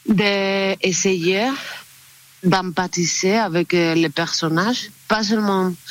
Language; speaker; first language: French; non-native, learner; Spanish